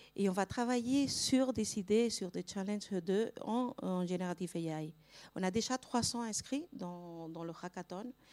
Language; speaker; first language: French; non-native, fluent; Spanish